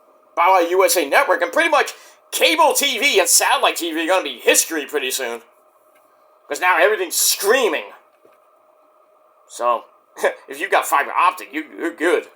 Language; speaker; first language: English; native; English